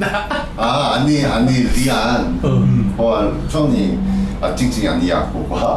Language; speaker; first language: Thai; non-native, learner; Korean